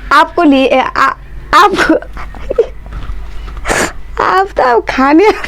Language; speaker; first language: Hindi; non-native, learner; Nepali